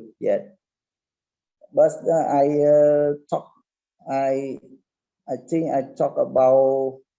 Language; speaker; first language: English; non-native, learner; Khmer